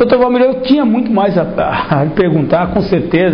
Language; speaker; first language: Portuguese; native; Portuguese